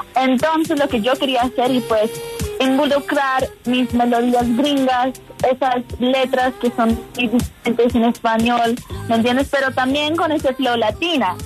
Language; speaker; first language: Spanish; non-native, fluent; English